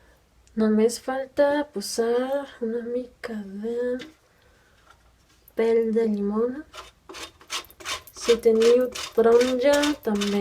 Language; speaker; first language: Catalan; non-native, fluent; Spanish